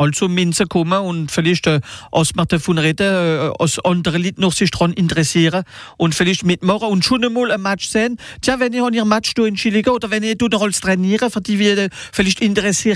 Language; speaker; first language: German; non-native, local second language; Swiss German